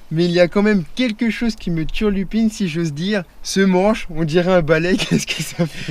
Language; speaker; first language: French; native; French